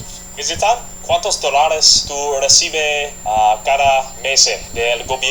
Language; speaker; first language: Spanish; non-native, learner; English